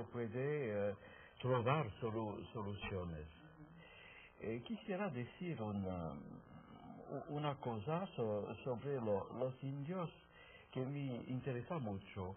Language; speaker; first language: Spanish; non-native, fluent; French